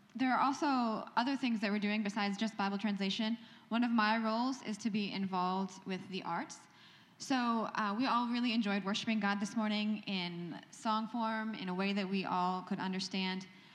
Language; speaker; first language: English; native; English